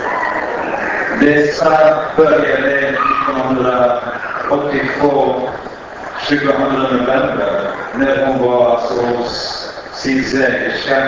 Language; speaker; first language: Swedish; non-native, fluent; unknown